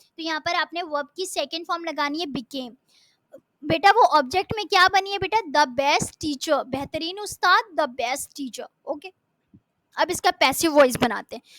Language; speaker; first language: Urdu; native; Urdu